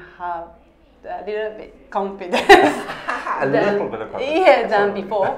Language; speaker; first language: English; non-native, learner; Japanese